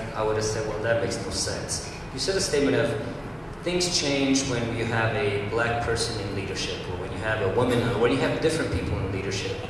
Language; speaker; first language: English; early bilingual, other home language; Romanian